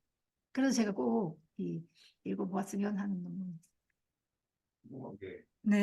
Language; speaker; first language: Korean; native; Korean